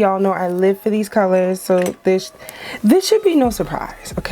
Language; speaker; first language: English; native; English